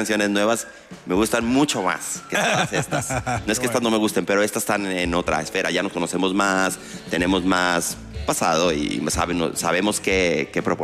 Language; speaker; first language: Spanish; native; Spanish